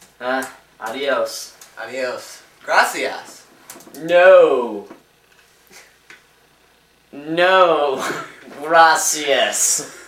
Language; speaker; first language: Spanish; non-native, learner; English